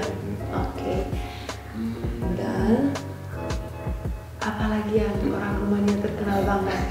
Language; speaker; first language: Indonesian; non-native, fluent; Romanian